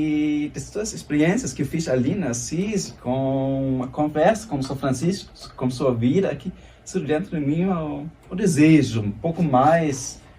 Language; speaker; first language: Portuguese; non-native, fluent; German